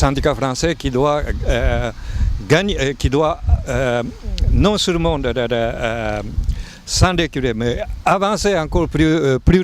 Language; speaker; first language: French; non-native, fluent; Japanese